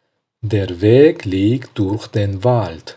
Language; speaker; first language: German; non-native, learner; Tajik